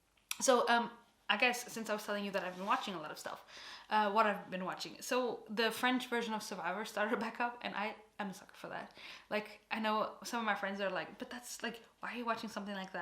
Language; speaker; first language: English; non-native, fluent; Portuguese